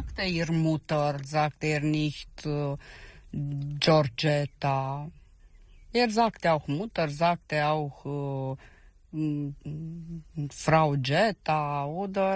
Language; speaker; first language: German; non-native, learner; Romanian